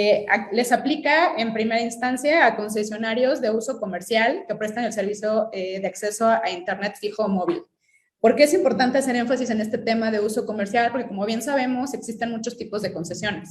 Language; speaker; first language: Spanish; native; Spanish